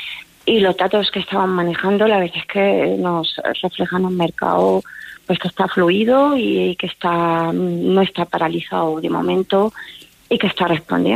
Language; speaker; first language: Spanish; native; Spanish